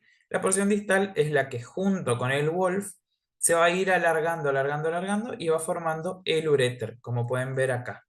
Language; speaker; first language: Spanish; native; Spanish